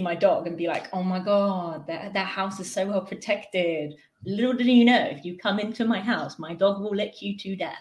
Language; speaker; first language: English; native; English